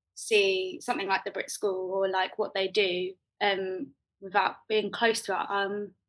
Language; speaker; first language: English; native; English